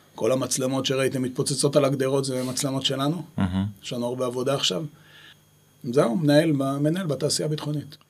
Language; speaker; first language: Hebrew; native; Hebrew